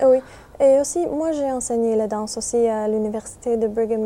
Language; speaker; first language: French; non-native, fluent; English